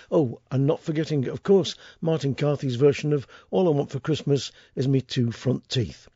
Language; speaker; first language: English; native; English